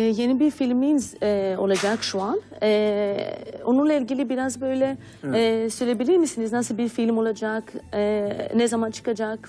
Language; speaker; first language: Turkish; non-native, fluent; Greek